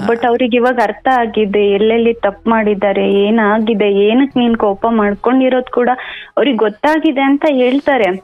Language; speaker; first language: Kannada; native; Kannada